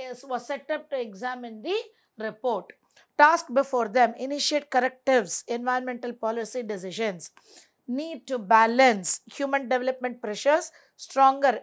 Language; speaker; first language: English; non-native, local second language; Tamil